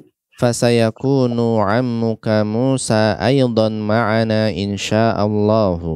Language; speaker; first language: Arabic; non-native, fluent; Indonesian